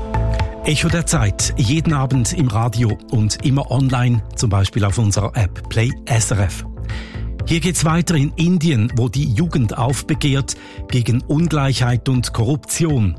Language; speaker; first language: German; native; German